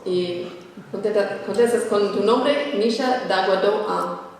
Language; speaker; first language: Spanish; non-native, fluent; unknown